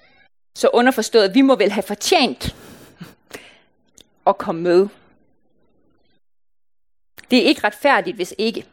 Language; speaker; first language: Danish; native; Danish